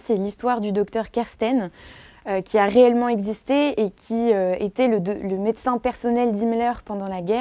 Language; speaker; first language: French; native; French